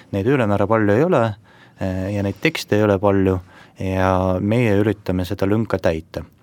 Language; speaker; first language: Estonian; non-native, local second language; Russian